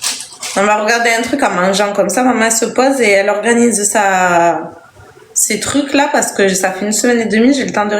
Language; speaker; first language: French; native; French